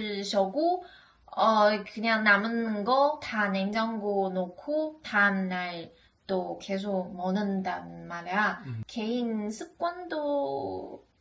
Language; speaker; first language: Korean; non-native, learner; Chinese